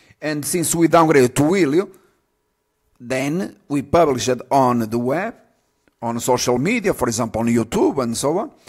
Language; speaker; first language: English; non-native, fluent; Portuguese